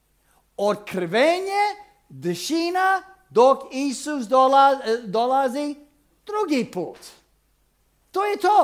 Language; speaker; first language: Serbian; non-native, fluent; English